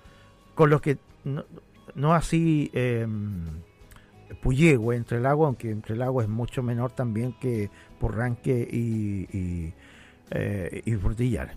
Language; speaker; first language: Spanish; native; Spanish